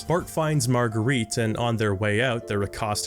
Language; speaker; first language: English; native; English